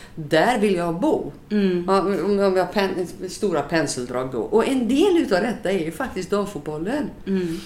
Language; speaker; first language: Swedish; native; Swedish